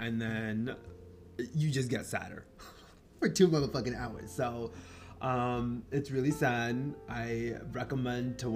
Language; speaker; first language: English; non-native, fluent; Spanish